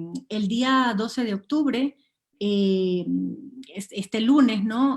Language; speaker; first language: Spanish; native; Spanish